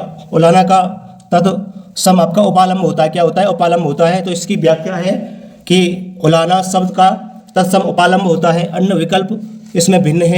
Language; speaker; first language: Hindi; native; Hindi